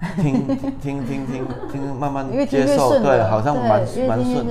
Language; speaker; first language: Chinese; non-native, fluent; Cantonese